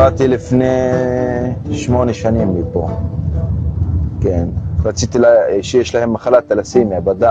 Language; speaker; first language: Hebrew; non-native, local second language; Arabic